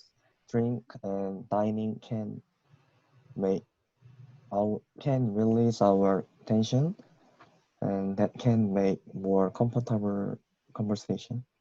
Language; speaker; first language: English; non-native, learner; Korean